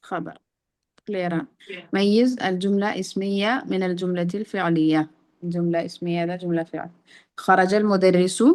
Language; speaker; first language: Arabic; non-native, fluent; Malayalam